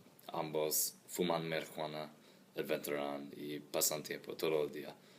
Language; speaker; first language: Spanish; non-native, learner; English